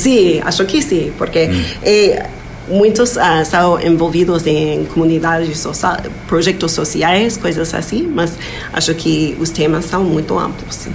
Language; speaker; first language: Portuguese; non-native, fluent; English